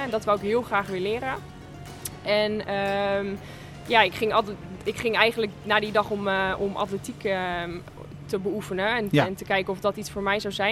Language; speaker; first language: Dutch; native; Dutch